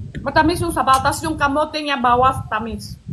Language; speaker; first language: Filipino; non-native, learner; Chinese